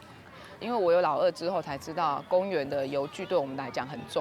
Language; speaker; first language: Chinese; native; Chinese